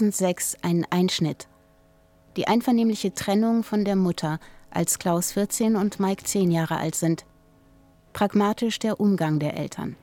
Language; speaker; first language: German; native; German